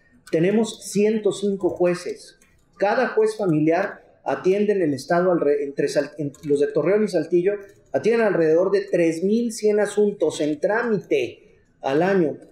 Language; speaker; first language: Spanish; native; Spanish